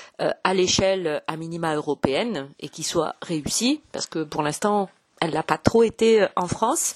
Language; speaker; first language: French; native; French